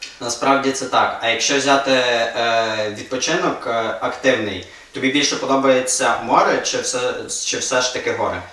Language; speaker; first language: Ukrainian; native; Ukrainian